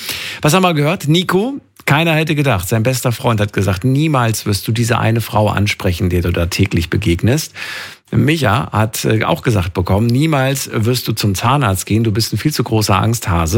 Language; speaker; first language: German; native; German